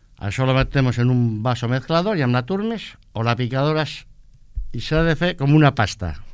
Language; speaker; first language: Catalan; non-native, local second language; Spanish